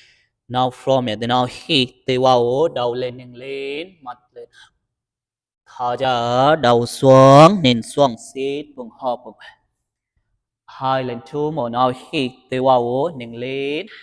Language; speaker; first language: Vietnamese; non-native, learner; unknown